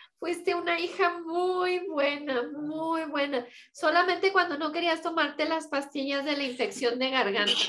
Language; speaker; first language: Spanish; native; Spanish